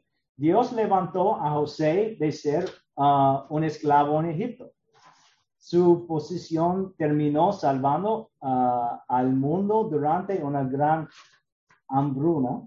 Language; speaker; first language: Spanish; non-native, learner; English